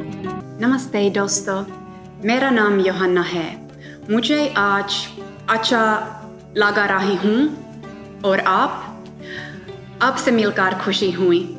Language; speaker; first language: Hindi; non-native, learner; Finnish